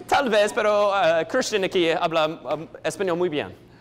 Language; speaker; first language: Spanish; non-native, learner; English